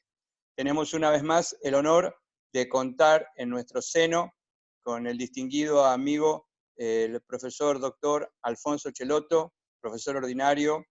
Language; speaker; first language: Spanish; native; Spanish